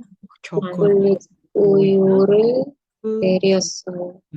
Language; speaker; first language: Korean; non-native, learner; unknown